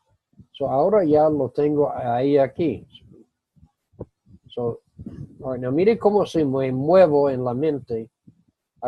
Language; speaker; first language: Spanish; non-native, fluent; English